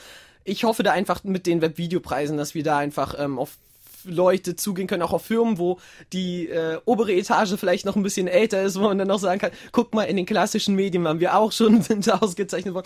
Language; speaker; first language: German; native; German